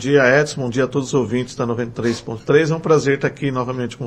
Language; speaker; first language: Portuguese; native; Portuguese